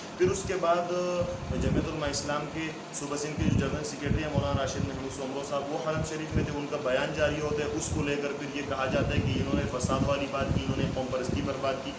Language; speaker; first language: Urdu; non-native, local second language; Pashto